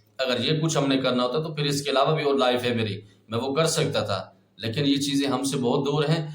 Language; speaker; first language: Urdu; non-native, local second language; Pashto